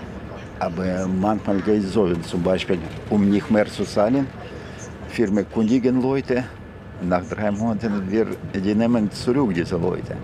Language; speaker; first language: German; non-native, learner; Ukrainian